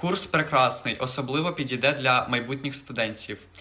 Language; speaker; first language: Ukrainian; native; Ukrainian